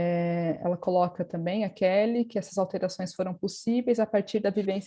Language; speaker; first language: Portuguese; native; Portuguese